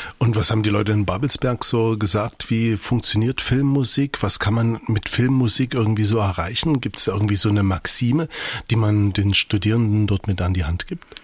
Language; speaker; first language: German; native; German